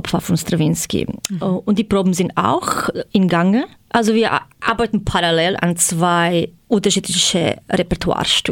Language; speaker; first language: German; non-native, fluent; Croatian